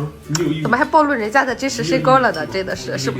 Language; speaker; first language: Chinese; native; Chinese